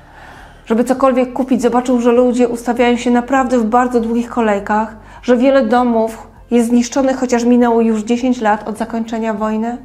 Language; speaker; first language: Polish; native; Polish